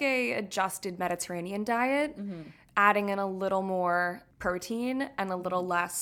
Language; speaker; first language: English; native; English